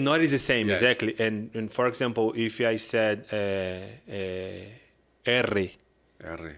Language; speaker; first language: English; non-native, learner; Portuguese